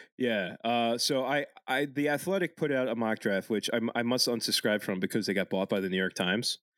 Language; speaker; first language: English; early bilingual, other home language; Italian